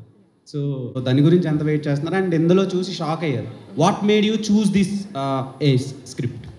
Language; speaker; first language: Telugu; native; Telugu